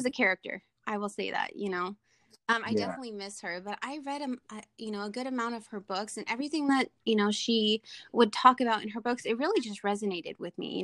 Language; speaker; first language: English; native; English